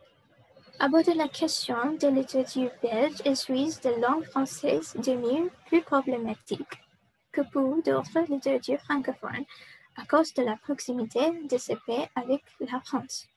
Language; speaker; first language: French; non-native, learner; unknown